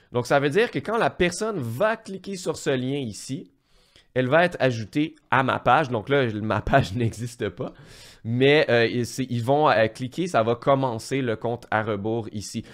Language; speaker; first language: French; native; French